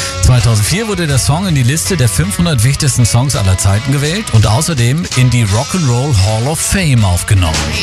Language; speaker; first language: German; native; German